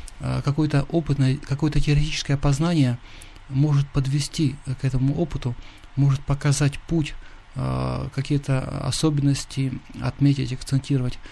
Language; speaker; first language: Russian; native; Russian